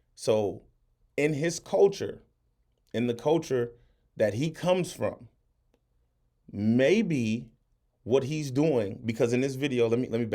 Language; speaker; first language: English; native; English